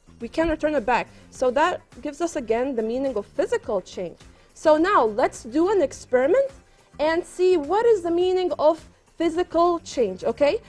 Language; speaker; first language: English; non-native, fluent; Arabic